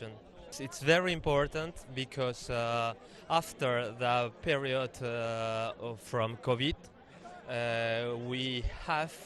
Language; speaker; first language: English; non-native, learner; French